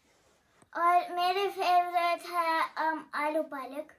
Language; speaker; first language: Hindi; early bilingual, heritage; Hindi